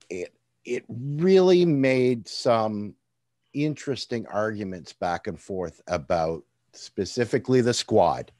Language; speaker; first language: English; native; English